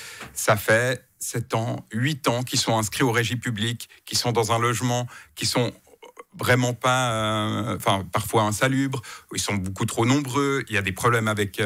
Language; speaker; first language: French; native; French